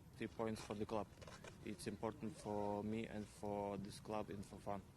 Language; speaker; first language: English; non-native, learner; Ukrainian